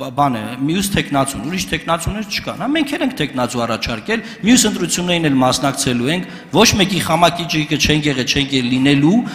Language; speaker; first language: Armenian; native; Armenian